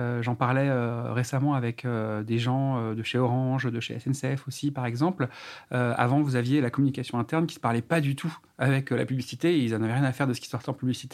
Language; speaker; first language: French; native; French